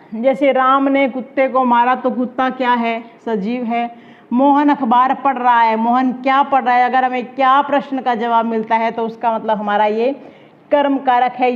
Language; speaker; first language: Hindi; native; Hindi